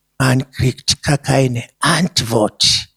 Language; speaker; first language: German; non-native, fluent; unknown